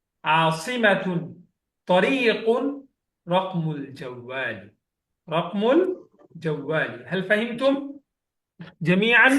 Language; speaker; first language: Arabic; non-native, fluent; Bangla